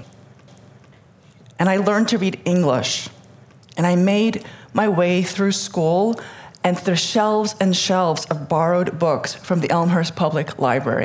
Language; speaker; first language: English; early bilingual, other home language; Korean